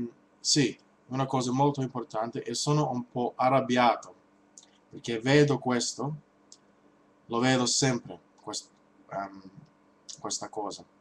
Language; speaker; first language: Italian; non-native, learner; English